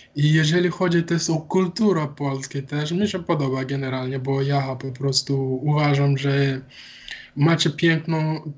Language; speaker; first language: Polish; non-native, learner; Wolof